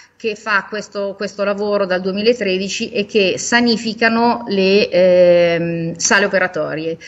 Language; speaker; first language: Italian; native; Italian